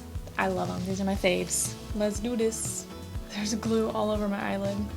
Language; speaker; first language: English; native; English